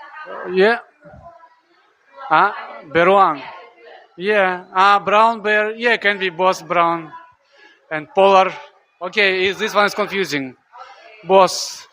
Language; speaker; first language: English; non-native, fluent; Russian